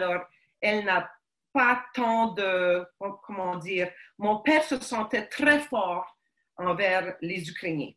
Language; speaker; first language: French; early bilingual, other home language; Ukrainian